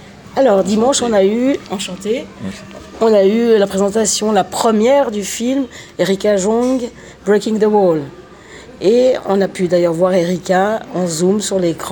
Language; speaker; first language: French; native; French